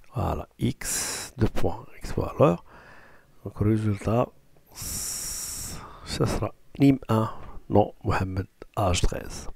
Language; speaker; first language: French; non-native, local second language; Arabic